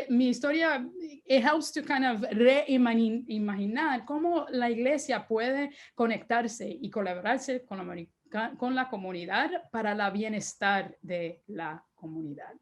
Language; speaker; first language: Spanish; early bilingual, heritage; Spanish